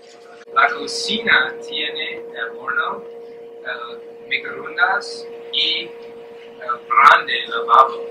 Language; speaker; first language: Spanish; non-native, learner; English